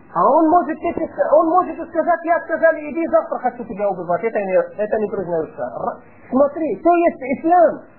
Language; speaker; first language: Russian; non-native, fluent; Arabic